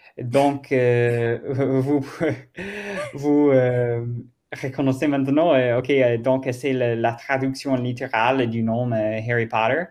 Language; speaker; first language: French; non-native, learner; German